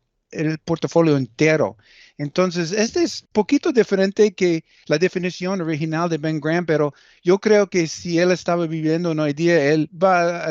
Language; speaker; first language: Spanish; early bilingual, heritage; Spanish